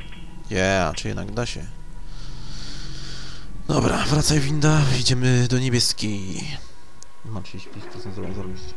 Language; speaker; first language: Polish; native; Polish